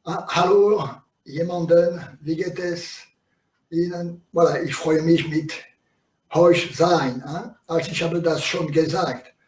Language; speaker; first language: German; non-native, learner; French